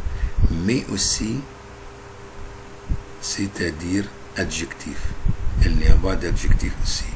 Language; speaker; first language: French; non-native, fluent; Arabic